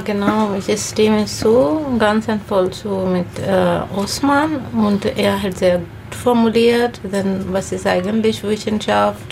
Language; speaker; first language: German; non-native, learner; Bangla